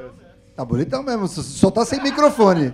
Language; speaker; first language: Portuguese; native; Portuguese